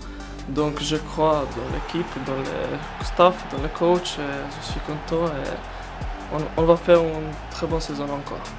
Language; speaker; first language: French; non-native, learner; Croatian